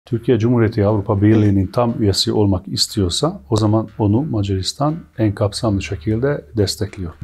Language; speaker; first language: Turkish; non-native, fluent; Hungarian